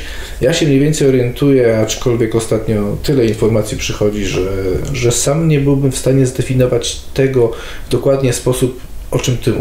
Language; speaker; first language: Polish; native; Polish